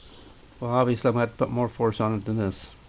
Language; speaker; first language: English; native; English